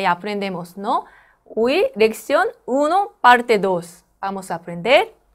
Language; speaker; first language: Spanish; non-native, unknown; Korean